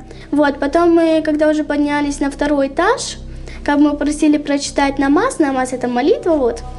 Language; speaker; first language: Russian; native; Russian